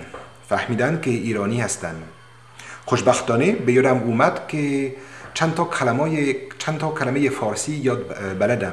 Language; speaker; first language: Persian; non-native, learner; French